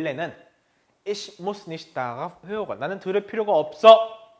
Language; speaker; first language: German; non-native, fluent; Korean